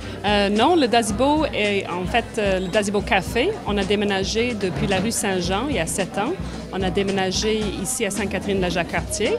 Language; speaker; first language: French; native; French